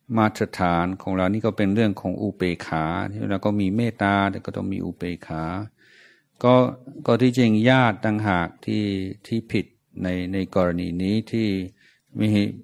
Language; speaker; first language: Thai; non-native, fluent; English